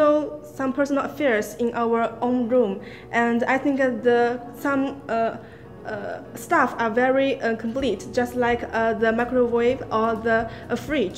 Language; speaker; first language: English; non-native, learner; Chinese